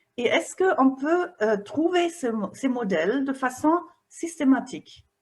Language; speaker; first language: French; non-native, fluent; German